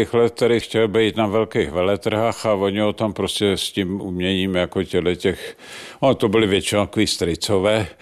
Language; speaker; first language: Czech; native; Czech